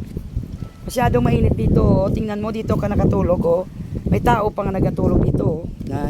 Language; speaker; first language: Filipino; non-native, local second language; Hiligaynon